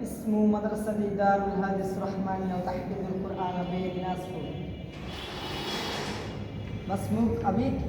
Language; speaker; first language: Arabic; non-native, learner; Bangla